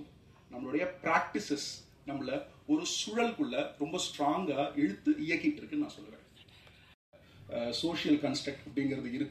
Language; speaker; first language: Tamil; native; Tamil